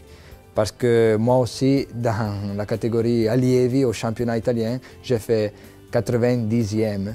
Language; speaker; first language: French; non-native, local second language; Italian